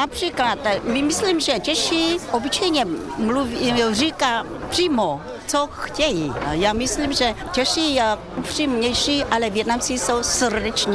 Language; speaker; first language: Czech; non-native, fluent; Vietnamese